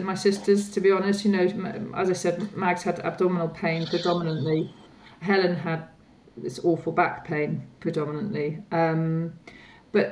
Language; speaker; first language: English; native; English